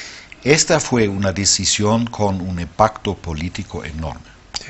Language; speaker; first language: Spanish; non-native, fluent; German